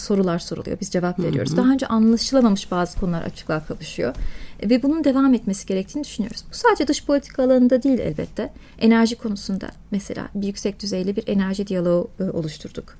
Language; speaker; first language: Turkish; native; Turkish